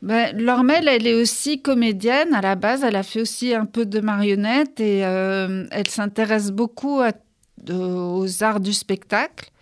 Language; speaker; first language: French; native; French